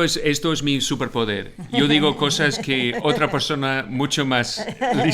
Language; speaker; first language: Spanish; non-native, fluent; English